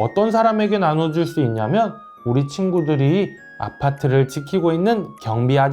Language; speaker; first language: Korean; native; Korean